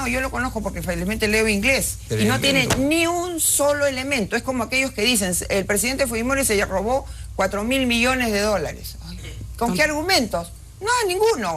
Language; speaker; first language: Spanish; native; Spanish